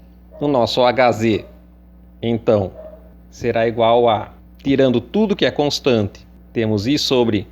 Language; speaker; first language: Portuguese; native; Portuguese